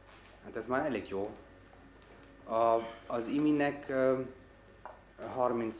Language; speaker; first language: Hungarian; non-native, fluent; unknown